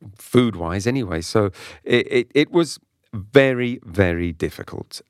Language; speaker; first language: English; non-native, local second language; French